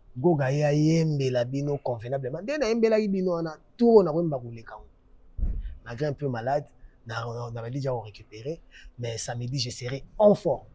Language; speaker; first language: Lingala; native; Lingala